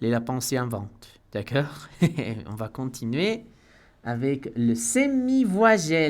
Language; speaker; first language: French; non-native, fluent; Spanish